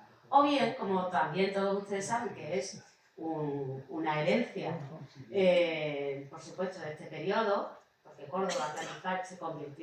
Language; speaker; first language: Spanish; native; Spanish